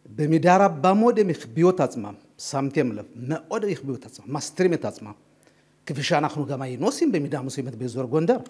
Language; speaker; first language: Hebrew; non-native, fluent; Amharic